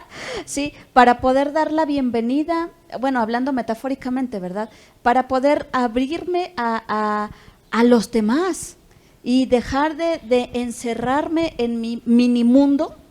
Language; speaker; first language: Spanish; native; Spanish